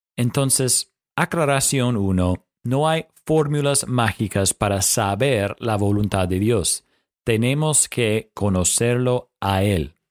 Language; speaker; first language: Spanish; non-native, fluent; English